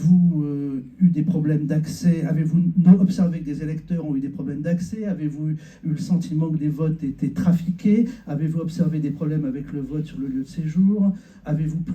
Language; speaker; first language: French; native; French